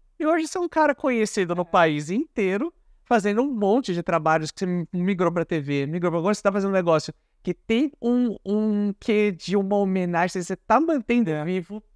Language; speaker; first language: Portuguese; native; Portuguese